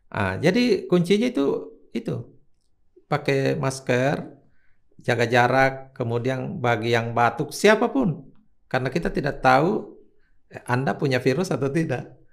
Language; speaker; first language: Indonesian; native; Indonesian